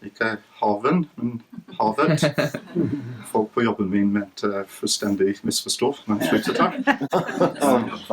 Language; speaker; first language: Norwegian; non-native, fluent; English